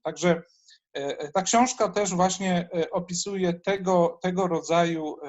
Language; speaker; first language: Polish; native; Polish